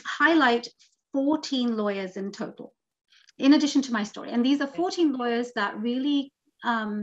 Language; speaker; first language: English; native; English